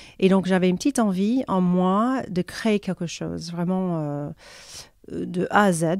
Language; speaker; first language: French; non-native, fluent; English